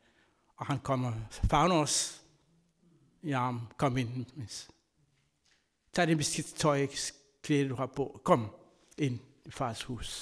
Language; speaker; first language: Danish; non-native, fluent; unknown